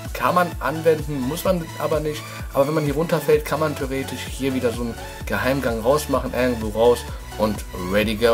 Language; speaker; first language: German; native; German